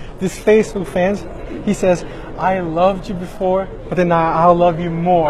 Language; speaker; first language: English; non-native, fluent; Korean